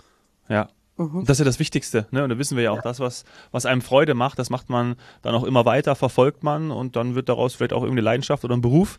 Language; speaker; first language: German; native; German